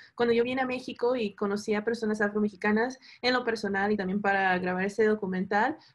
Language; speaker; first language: Spanish; early bilingual, heritage; Spanish